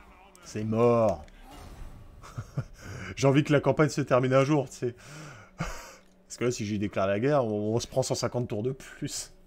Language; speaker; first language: French; native; French